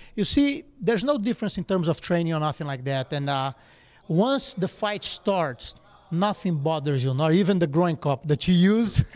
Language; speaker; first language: English; non-native, fluent; Portuguese